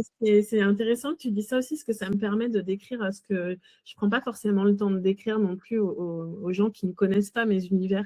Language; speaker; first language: French; native; French